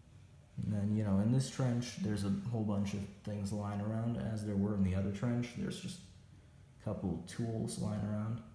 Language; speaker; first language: English; native; English